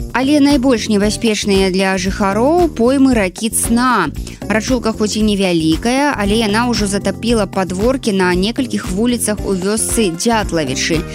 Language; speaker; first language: Belarusian; native; Belarusian